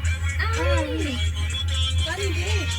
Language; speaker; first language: French; non-native, fluent; German